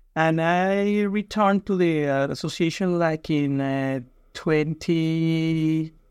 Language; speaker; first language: English; non-native, fluent; Spanish